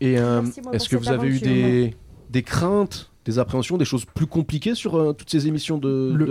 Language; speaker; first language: French; native; French